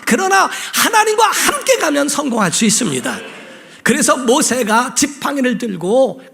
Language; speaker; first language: Korean; native; Korean